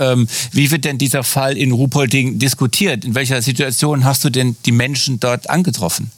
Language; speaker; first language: German; native; German